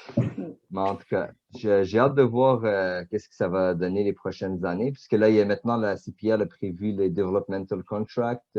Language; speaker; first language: French; native; French